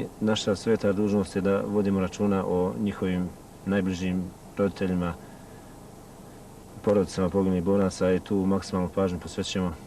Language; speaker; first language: Bosnian; native; Bosnian